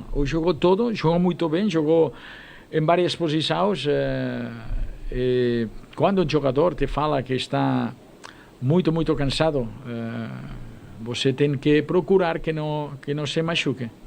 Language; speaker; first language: Portuguese; non-native, fluent; Spanish